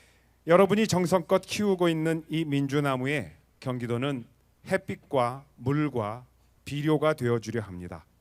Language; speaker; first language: Korean; native; Korean